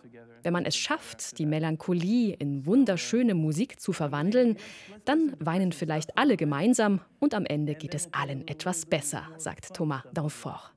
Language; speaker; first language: German; native; German